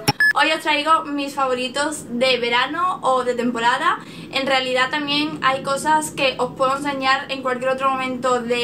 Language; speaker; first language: Spanish; native; Spanish